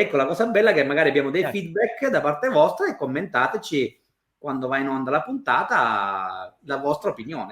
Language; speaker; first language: Italian; native; Italian